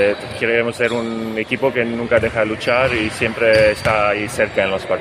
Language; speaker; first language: Spanish; non-native, fluent; Swedish